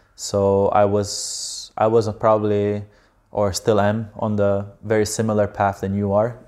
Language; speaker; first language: English; non-native, fluent; Slovenian